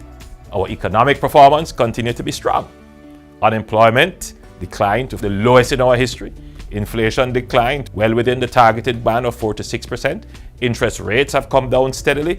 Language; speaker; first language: English; native; English